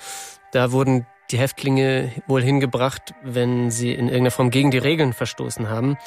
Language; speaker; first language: German; native; German